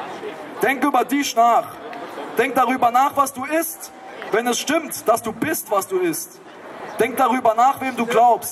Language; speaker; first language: German; native; German